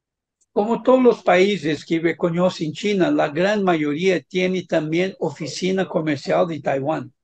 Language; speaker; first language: Spanish; non-native, fluent; Portuguese